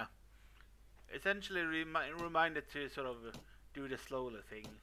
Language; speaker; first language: English; non-native, fluent; Swedish